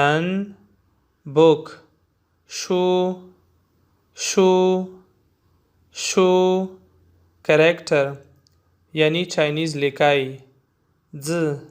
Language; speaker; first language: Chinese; non-native, learner; Urdu